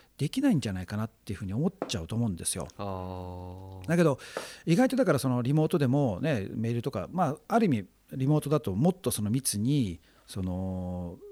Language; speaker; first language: Japanese; native; Japanese